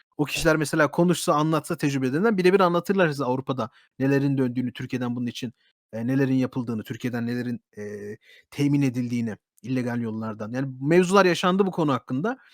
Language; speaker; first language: Turkish; early bilingual, heritage; Turkish